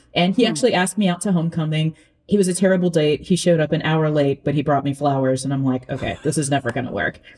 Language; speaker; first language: English; early bilingual, other home language; Akan